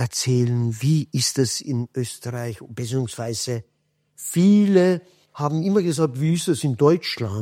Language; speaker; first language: German; non-native, fluent; Kurdish